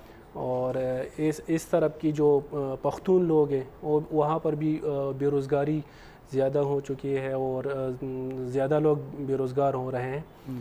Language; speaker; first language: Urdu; non-native, fluent; Pashto